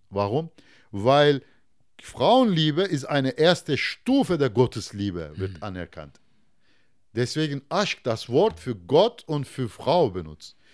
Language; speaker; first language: German; non-native, fluent; Turkish